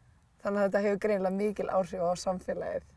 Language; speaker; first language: Icelandic; native; Icelandic